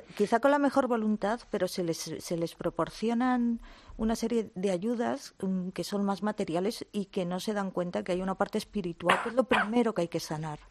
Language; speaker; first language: Spanish; native; Spanish